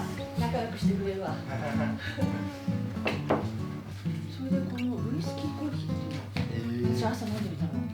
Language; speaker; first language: Japanese; native; Japanese